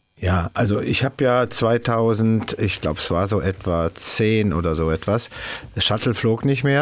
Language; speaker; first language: German; native; German